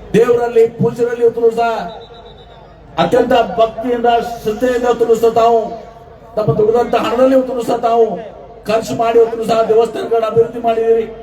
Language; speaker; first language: Kannada; native; Kannada